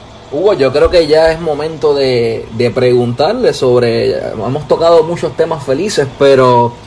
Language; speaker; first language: Spanish; native; Spanish